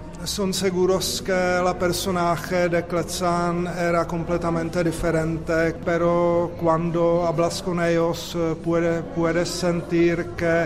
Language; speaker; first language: Spanish; non-native, fluent; Czech